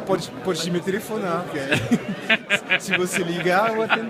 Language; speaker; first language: Portuguese; non-native, fluent; French